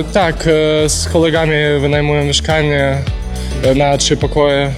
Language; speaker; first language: Polish; non-native, learner; Ukrainian